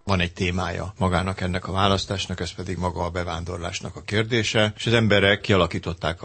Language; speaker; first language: Hungarian; native; Hungarian